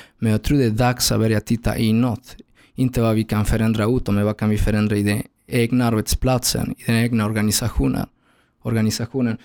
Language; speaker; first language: Swedish; non-native, fluent; Spanish